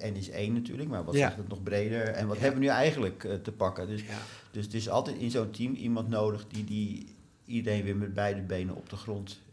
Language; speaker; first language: Dutch; native; Dutch